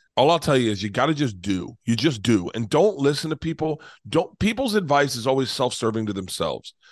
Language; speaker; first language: English; native; English